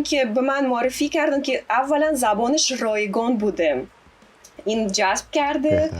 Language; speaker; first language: Persian; non-native, fluent; Russian